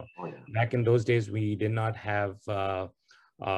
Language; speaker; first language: English; non-native, local second language; Tamil